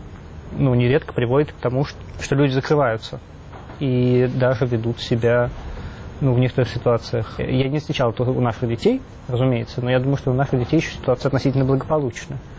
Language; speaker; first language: Russian; native; Russian